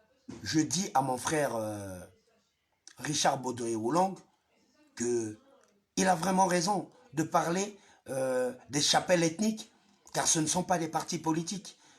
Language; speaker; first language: French; non-native, local second language; Lingala